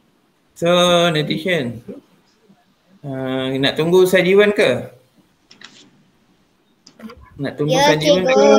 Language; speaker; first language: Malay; non-native, local second language; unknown